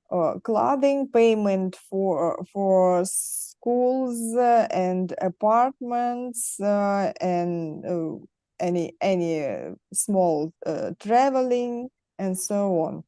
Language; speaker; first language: English; non-native, learner; Russian